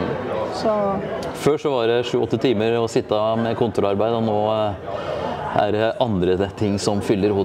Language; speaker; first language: Norwegian; native; Norwegian